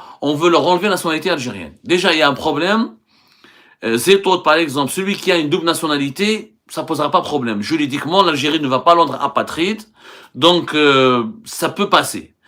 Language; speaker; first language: French; non-native, local second language; Arabic